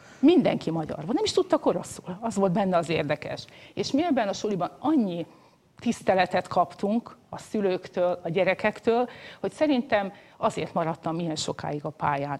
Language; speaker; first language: Hungarian; native; Hungarian